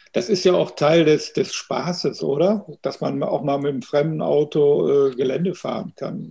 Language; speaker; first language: German; native; German